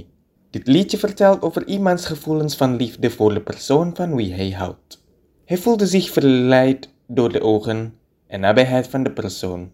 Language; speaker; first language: Dutch; non-native, fluent; Indonesian